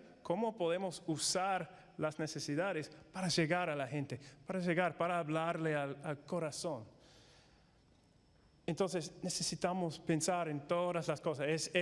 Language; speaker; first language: Spanish; non-native, fluent; English